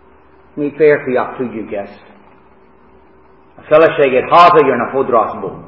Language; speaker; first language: Hungarian; non-native, fluent; English